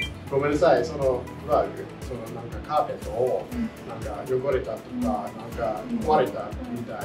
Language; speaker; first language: Japanese; non-native, learner; English